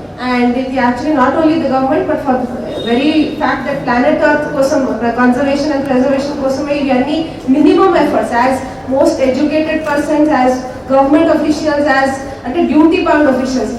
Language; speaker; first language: English; non-native, local second language; Telugu